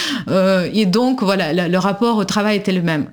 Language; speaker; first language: French; non-native, fluent; Russian